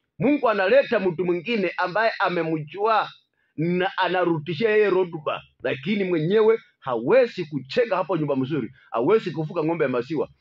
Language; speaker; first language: Swahili; non-native, local second language; Luyia